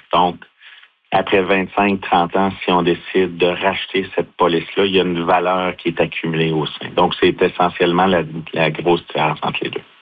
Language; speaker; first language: French; native; French